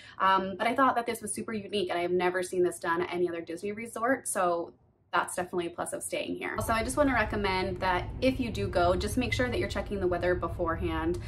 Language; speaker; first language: English; native; English